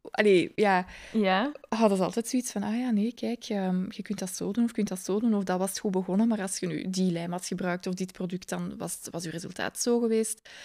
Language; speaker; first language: Dutch; native; Dutch